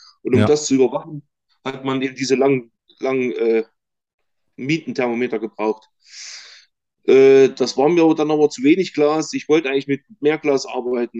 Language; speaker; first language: German; native; German